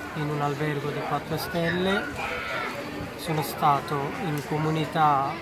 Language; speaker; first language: Italian; non-native, fluent; Bangla